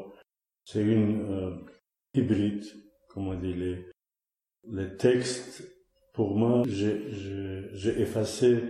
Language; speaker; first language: French; non-native, learner; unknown